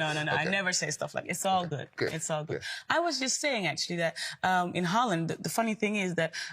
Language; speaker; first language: English; non-native, fluent; Dutch